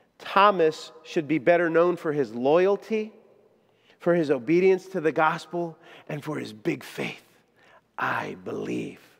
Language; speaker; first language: English; native; English